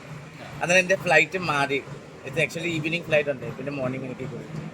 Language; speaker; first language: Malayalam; non-native, learner; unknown